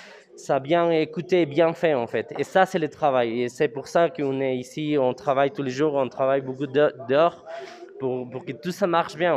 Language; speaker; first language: French; non-native, fluent; Spanish